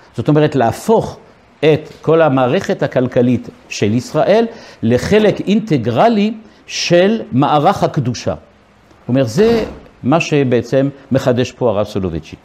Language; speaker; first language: Hebrew; non-native, fluent; French